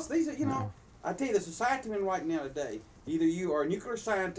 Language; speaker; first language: English; native; English